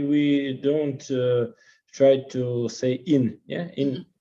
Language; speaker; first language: English; non-native, learner; Russian